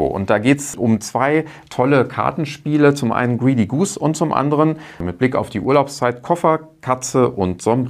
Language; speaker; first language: German; native; German